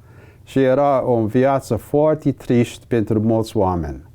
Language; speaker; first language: Romanian; early bilingual, heritage; English